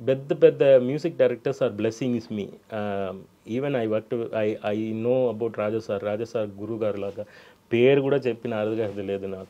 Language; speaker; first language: Telugu; non-native, fluent; Tamil